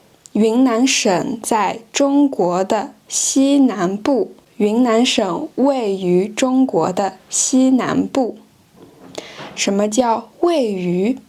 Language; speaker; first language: Chinese; non-native, fluent; French